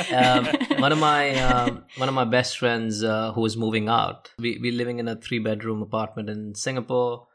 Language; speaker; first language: English; non-native, local second language; Hindi